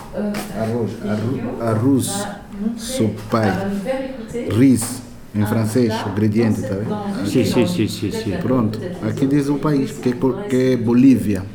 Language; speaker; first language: French; non-native, learner; Portuguese